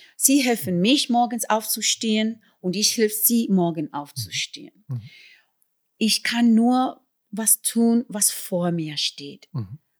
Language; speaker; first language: German; non-native, fluent; English